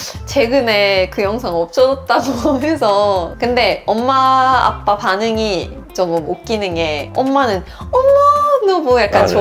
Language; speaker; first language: Korean; non-native, fluent; Swedish